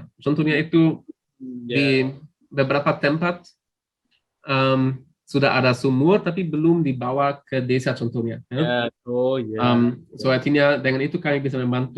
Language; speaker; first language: Indonesian; non-native, fluent; German